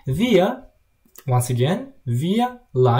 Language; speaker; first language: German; non-native, learner; Russian